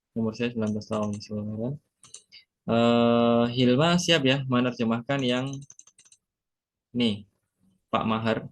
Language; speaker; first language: Indonesian; native; Indonesian